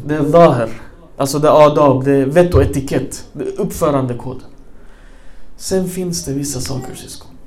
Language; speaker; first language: Swedish; early bilingual, other home language; Arabic